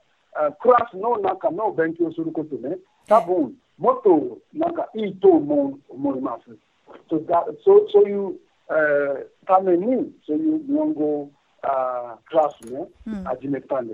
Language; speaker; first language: Japanese; non-native, fluent; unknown